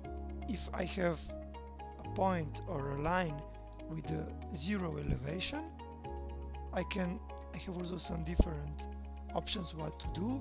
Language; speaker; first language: English; non-native, fluent; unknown